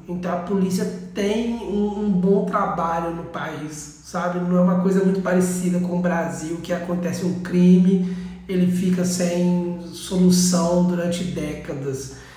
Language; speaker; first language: Portuguese; native; Portuguese